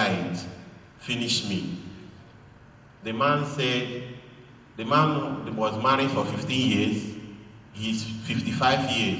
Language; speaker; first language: English; non-native, local second language; Igbo